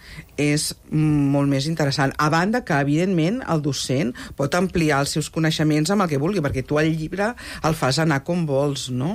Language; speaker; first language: Catalan; native; Catalan